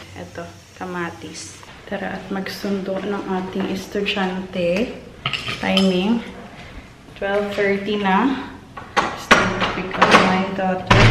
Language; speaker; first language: Filipino; non-native, local second language; Hiligaynon